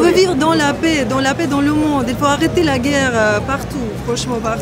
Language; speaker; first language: French; non-native, fluent; Russian